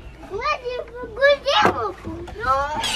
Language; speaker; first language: French; early bilingual, other home language; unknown